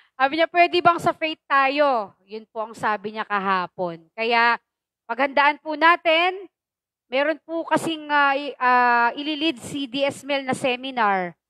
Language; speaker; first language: Filipino; native; Filipino